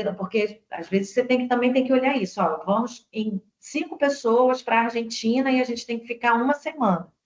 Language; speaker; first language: Portuguese; native; Portuguese